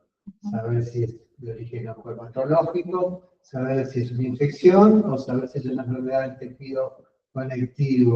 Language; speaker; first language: Spanish; native; Spanish